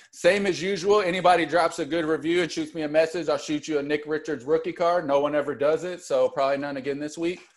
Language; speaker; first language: English; native; English